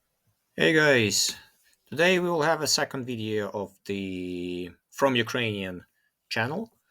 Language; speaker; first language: English; non-native, fluent; Ukrainian